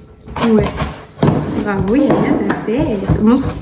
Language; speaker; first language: French; native; French